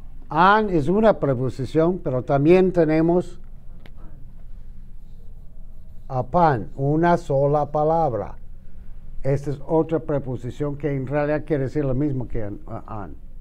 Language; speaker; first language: Spanish; native; Spanish